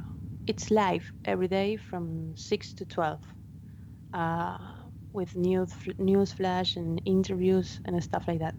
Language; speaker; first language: English; non-native, fluent; Spanish